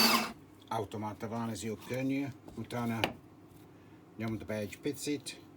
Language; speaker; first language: Hungarian; non-native, learner; English